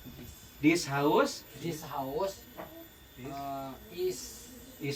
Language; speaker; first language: English; non-native, learner; Sundanese